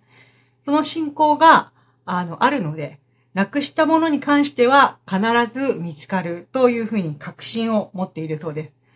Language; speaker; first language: Japanese; native; Japanese